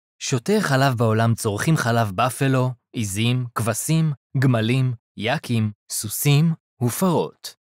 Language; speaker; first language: Hebrew; native; Hebrew